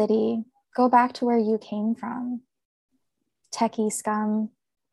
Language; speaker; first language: English; native; English